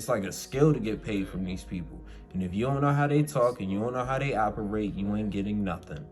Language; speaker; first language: English; native; English